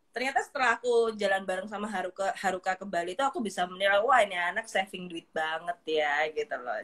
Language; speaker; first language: Indonesian; native; Indonesian